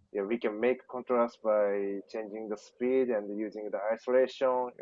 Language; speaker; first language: English; non-native, learner; Japanese